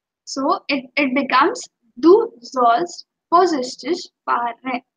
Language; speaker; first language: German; non-native, fluent; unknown